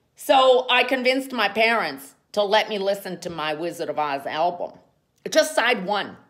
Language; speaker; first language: English; native; English